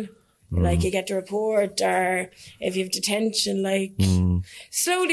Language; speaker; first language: English; native; English